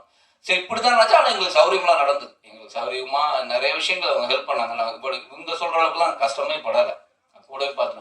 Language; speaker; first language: Tamil; native; Tamil